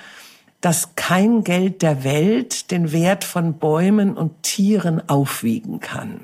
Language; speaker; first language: German; native; German